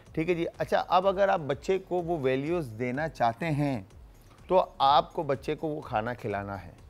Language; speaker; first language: Urdu; native; Urdu